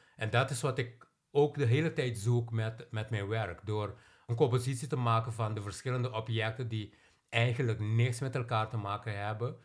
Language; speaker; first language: Dutch; non-native, local second language; Papiamento